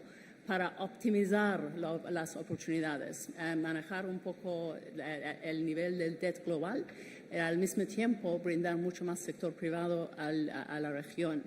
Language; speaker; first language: Spanish; non-native, fluent; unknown